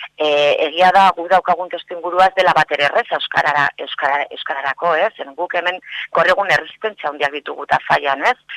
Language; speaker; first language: Basque; non-native, local second language; Spanish